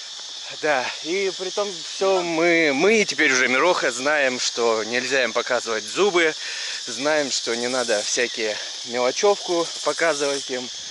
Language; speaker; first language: Russian; native; Russian